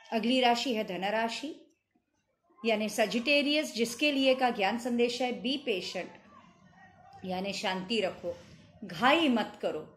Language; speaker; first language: Hindi; non-native, local second language; Marathi